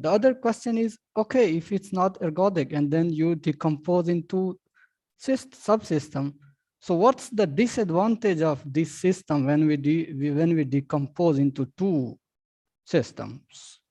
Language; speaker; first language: English; non-native, local second language; Urdu